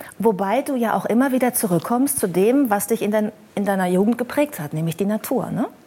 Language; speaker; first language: German; native; German